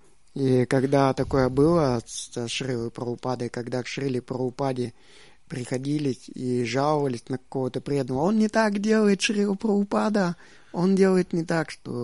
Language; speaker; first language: Czech; non-native, learner; Russian